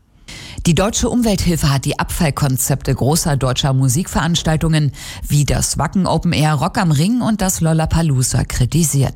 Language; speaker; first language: German; native; German